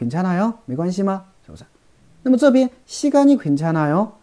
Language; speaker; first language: Korean; non-native, learner; Chinese